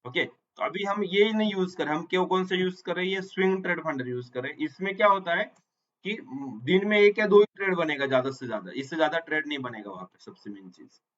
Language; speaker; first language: Hindi; non-native, local second language; Marathi